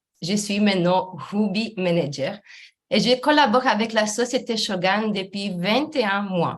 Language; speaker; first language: French; non-native, fluent; Romanian